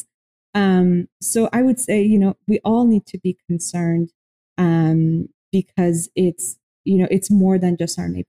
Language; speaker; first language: English; non-native, fluent; Persian